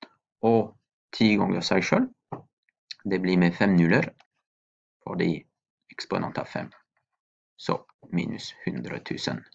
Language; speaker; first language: Norwegian; non-native, fluent; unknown